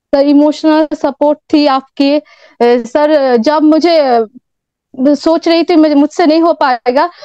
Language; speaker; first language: Hindi; non-native, local second language; Bangla